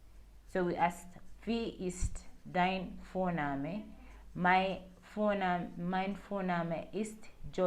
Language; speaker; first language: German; non-native, learner; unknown